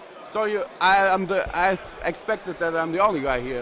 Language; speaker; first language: English; non-native, fluent; German